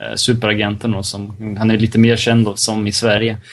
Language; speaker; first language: Swedish; early bilingual, other home language; Serbian